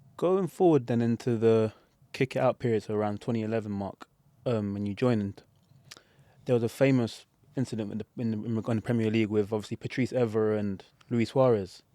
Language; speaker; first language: English; native; English